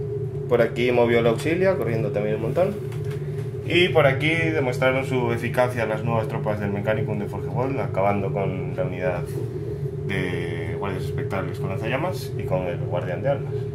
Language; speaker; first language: Spanish; native; Spanish